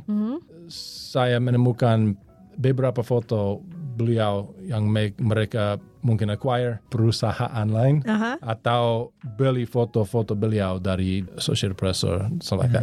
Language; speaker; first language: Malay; non-native, learner; English